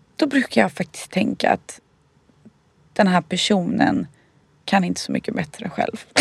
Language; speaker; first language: Swedish; early bilingual, other home language; Bosnian